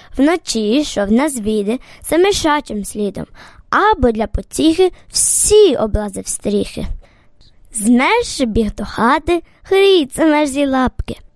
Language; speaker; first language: Ukrainian; native; Ukrainian